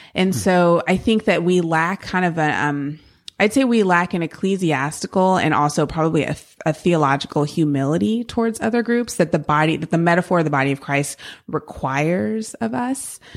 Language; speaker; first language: English; native; English